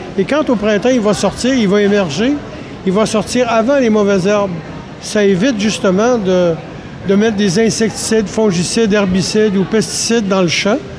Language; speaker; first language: French; native; French